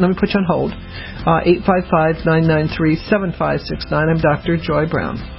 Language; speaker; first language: English; native; English